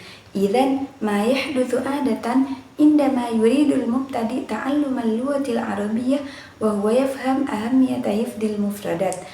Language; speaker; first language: Arabic; non-native, learner; Indonesian